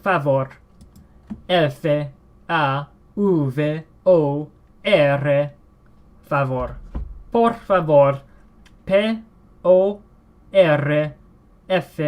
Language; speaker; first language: Spanish; non-native, learner; English